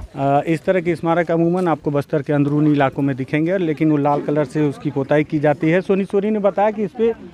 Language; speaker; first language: Hindi; native; Hindi